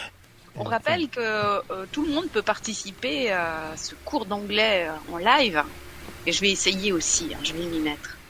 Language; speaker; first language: French; native; French